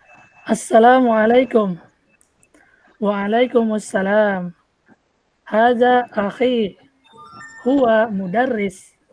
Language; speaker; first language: Arabic; non-native, learner; Indonesian